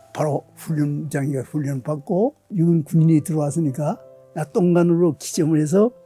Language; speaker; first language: Korean; early bilingual, other home language; Japanese